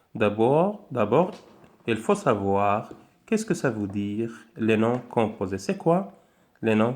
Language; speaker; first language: French; non-native, local second language; Arabic